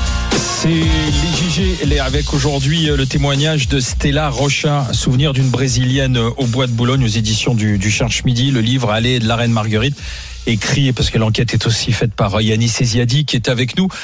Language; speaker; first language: French; native; French